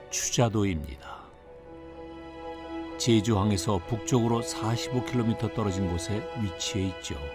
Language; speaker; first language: Korean; native; Korean